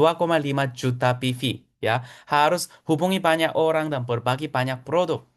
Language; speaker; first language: Indonesian; non-native, fluent; Korean